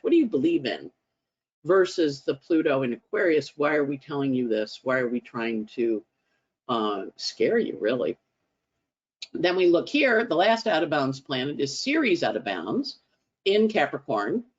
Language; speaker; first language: English; native; English